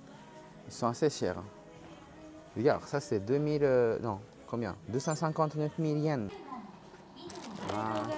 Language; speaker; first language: French; non-native, learner; Japanese